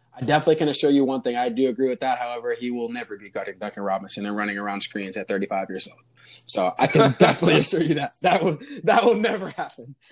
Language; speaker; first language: English; native; English